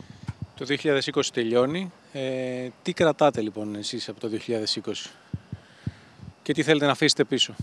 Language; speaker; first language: Greek; native; Greek